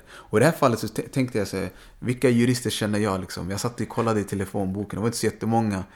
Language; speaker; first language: Swedish; native; Swedish